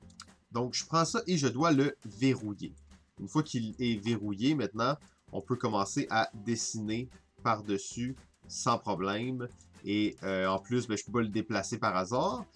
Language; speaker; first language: French; native; French